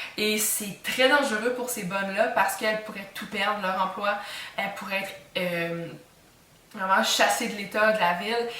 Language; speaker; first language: French; native; French